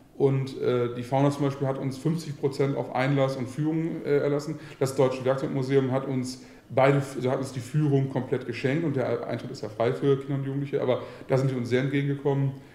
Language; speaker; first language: German; native; German